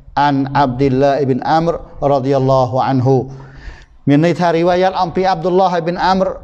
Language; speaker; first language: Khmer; non-native, local second language; Eastern Cham